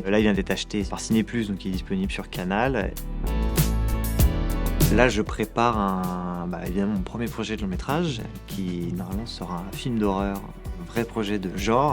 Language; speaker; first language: French; native; French